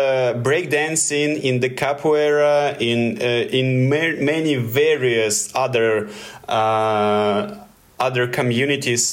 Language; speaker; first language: English; non-native, learner; Russian